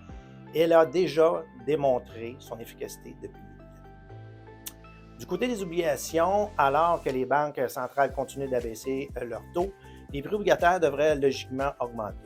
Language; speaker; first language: French; native; French